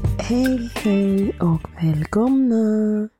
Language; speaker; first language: Swedish; non-native, fluent; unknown